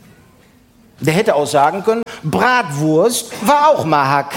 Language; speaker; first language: German; native; German